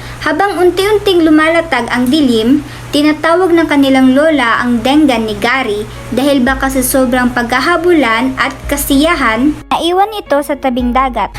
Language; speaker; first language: Filipino; non-native, local second language; Cebuano